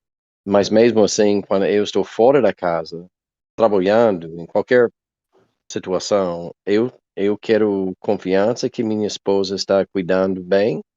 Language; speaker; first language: Portuguese; non-native, learner; English